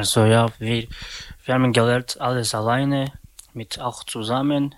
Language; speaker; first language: German; non-native, learner; Slovak